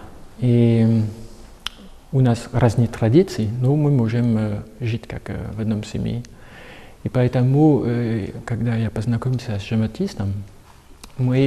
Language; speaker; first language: Russian; non-native, fluent; French